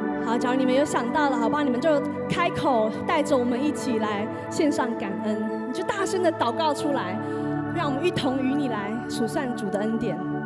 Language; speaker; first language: Chinese; native; Chinese